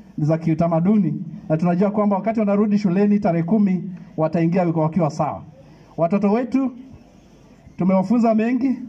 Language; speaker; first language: Swahili; non-native, local second language; Luyia